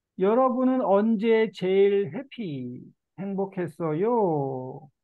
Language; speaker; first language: Korean; native; Korean